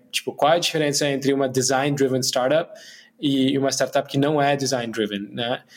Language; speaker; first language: Portuguese; non-native, fluent; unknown